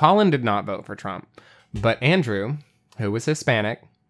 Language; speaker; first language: English; native; English